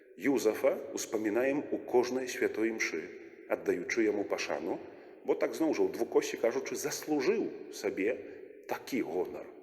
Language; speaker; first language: Belarusian; native; Belarusian